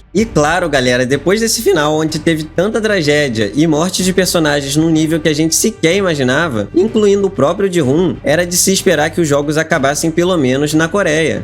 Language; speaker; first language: Portuguese; native; Portuguese